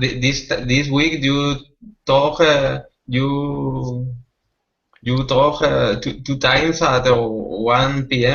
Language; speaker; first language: English; non-native, learner; Spanish